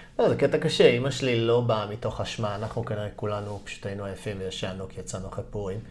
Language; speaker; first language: Hebrew; native; Hebrew